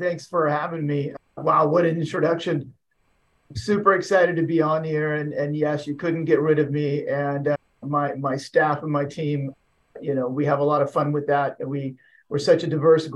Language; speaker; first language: English; non-native, fluent; Swedish